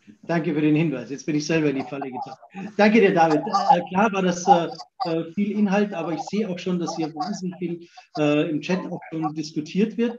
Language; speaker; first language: German; native; German